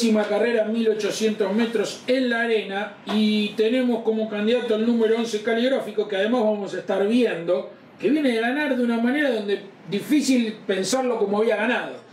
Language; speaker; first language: Spanish; native; Spanish